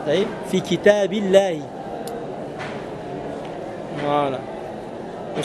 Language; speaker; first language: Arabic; non-native, fluent; French